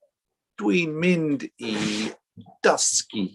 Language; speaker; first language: Welsh; non-native, learner; English